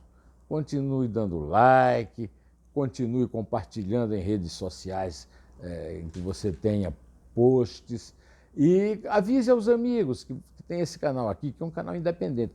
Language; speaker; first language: Portuguese; native; Portuguese